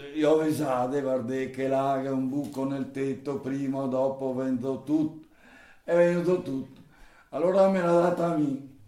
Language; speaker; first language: Italian; native; Italian